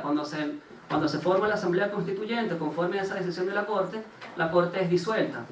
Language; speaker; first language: Spanish; native; Spanish